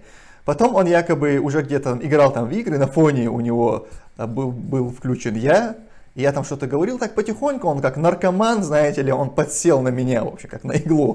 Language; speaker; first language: Russian; non-native, local second language; Chechen